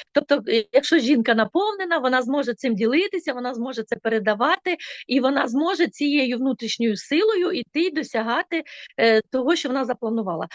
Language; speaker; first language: Ukrainian; non-native, local second language; Russian